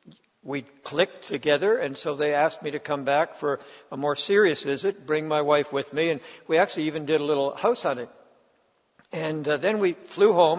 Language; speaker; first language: English; native; English